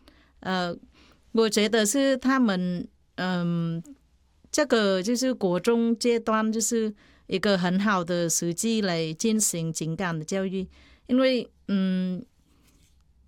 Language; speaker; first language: Chinese; non-native, fluent; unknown